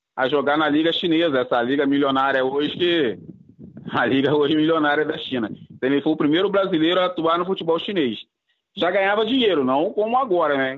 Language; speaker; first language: Portuguese; native; Portuguese